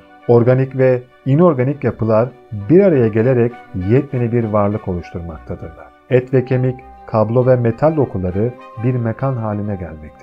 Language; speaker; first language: Turkish; native; Turkish